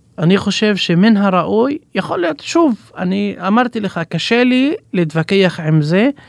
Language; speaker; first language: Hebrew; non-native, local second language; Arabic